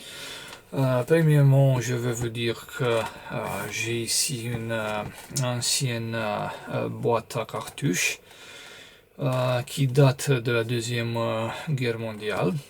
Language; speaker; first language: French; non-native, fluent; Romanian